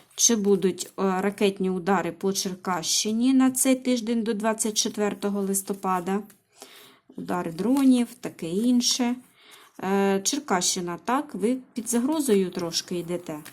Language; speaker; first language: Ukrainian; non-native, local second language; Russian